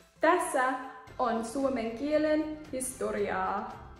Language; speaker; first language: Finnish; non-native, learner; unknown